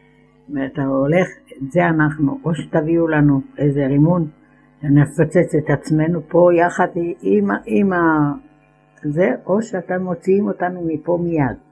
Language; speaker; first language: Hebrew; non-native, fluent; Ladino